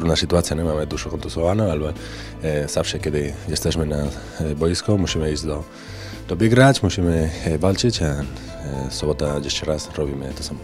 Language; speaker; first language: Polish; non-native, learner; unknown